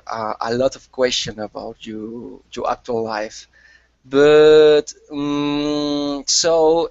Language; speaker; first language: English; non-native, learner; Spanish